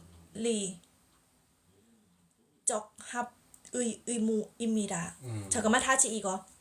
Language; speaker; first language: Korean; non-native, learner; Thai